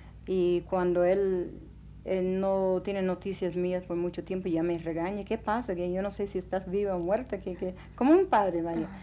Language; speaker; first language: Spanish; non-native, fluent; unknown